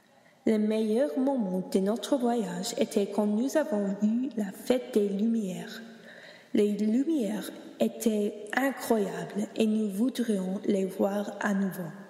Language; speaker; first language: French; non-native, learner; English